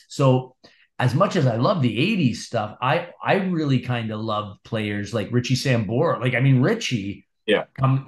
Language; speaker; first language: English; native; English